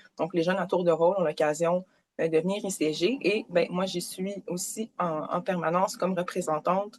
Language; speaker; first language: French; native; French